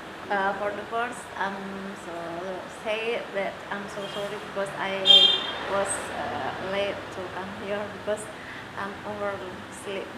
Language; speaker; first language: English; non-native, learner; Indonesian